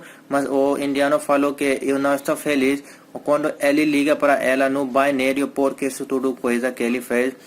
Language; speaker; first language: Portuguese; non-native, learner; Hindi